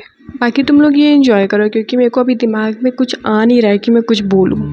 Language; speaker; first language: Hindi; native; Hindi